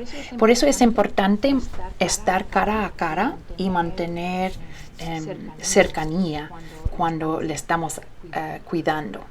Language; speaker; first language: Spanish; early bilingual, heritage; Spanish